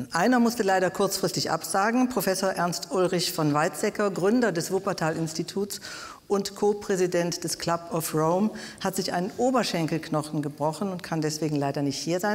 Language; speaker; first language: German; native; German